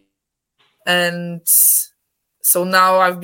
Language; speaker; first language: English; non-native, fluent; Polish